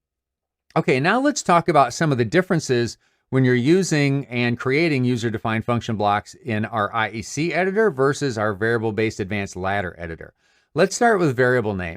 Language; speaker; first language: English; native; English